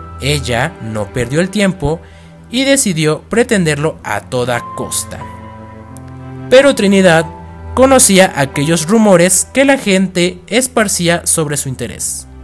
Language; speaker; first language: Spanish; native; Spanish